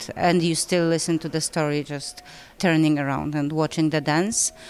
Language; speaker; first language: English; non-native, fluent; Polish